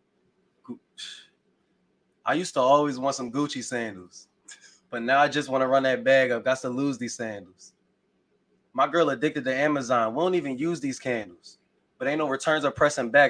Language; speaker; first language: English; native; English